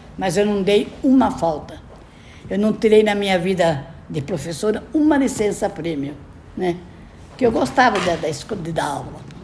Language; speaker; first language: Portuguese; native; Portuguese